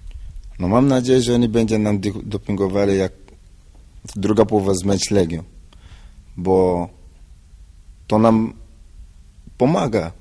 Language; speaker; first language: Polish; non-native, learner; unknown